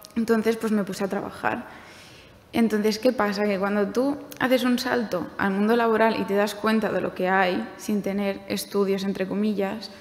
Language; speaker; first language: Spanish; non-native, fluent; German